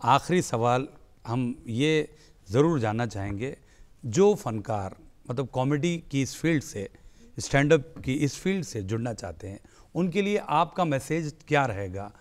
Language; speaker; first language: Hindi; native; Hindi